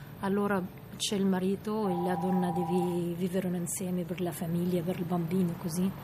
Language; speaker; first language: Italian; non-native, learner; Arabic